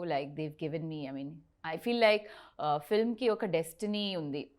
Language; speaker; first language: Telugu; non-native, learner; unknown